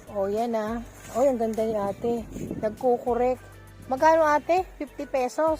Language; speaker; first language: Filipino; non-native, local second language; Bikol